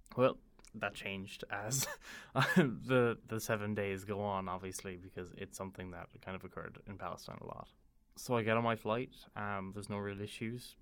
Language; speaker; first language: English; native; English